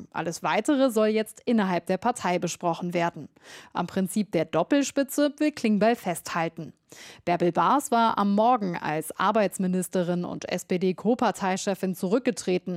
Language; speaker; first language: German; native; German